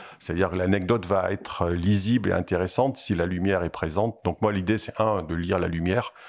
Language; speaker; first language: French; native; French